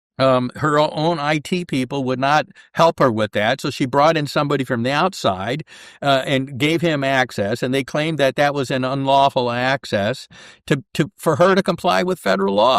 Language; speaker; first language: English; native; English